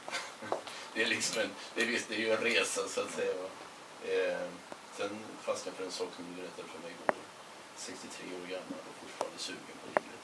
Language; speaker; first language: Swedish; native; Swedish